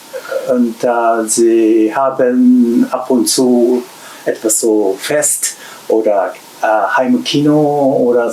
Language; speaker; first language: German; non-native, learner; Japanese